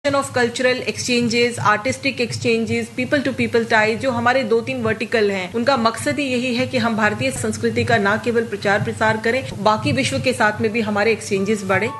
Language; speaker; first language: Hindi; native; Hindi